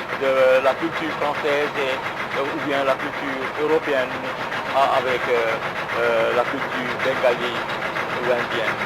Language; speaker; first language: French; non-native, fluent; Bangla